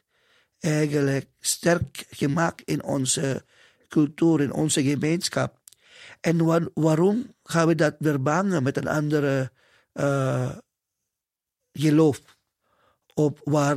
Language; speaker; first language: Dutch; non-native, fluent; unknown